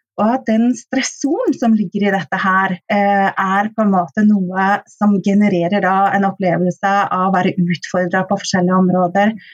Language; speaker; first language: Norwegian; native; Norwegian